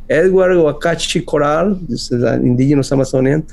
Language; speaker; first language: English; non-native, fluent; Spanish